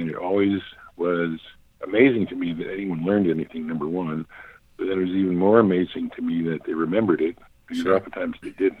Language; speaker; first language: English; native; English